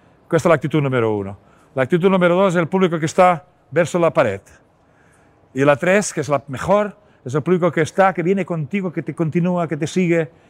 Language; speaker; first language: Italian; non-native, learner; Catalan